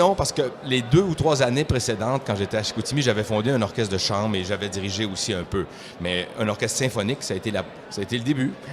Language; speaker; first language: French; native; French